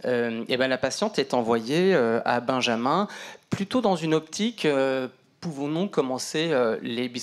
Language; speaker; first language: French; native; French